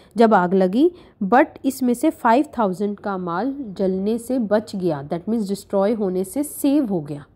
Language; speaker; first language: Hindi; non-native, local second language; Punjabi